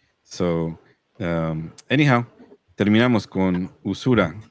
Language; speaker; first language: Spanish; early bilingual, heritage; Spanish